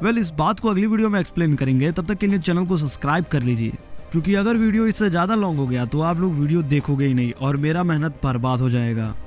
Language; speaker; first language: Hindi; native; Hindi